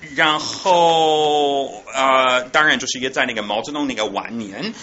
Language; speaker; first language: Chinese; non-native, fluent; English